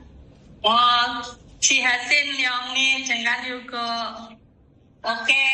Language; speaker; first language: Cantonese; non-native, learner; Indonesian